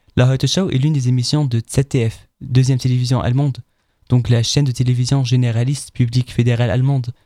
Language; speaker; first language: French; non-native, fluent; German